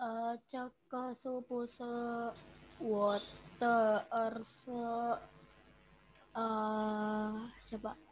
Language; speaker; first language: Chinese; non-native, learner; Indonesian